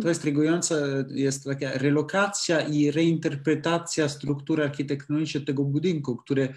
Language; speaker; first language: Polish; non-native, learner; Italian